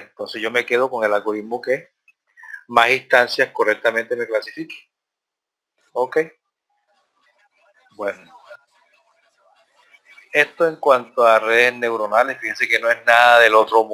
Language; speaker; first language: Spanish; native; Spanish